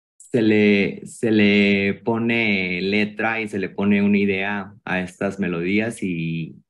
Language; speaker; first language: Spanish; native; Spanish